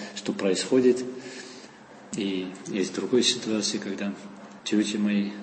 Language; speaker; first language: Russian; non-native, fluent; Dutch